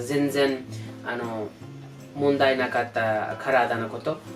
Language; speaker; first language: Japanese; non-native, learner; English